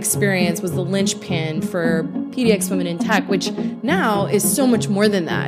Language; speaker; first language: English; native; English